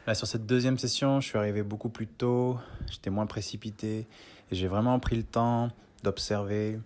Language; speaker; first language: French; native; French